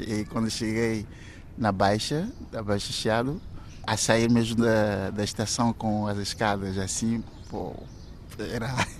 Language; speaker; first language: Portuguese; non-native, fluent; Ewe